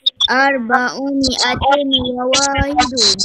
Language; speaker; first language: Arabic; non-native, learner; Malay